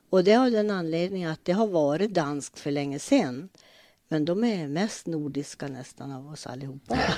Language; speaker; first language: Swedish; native; Swedish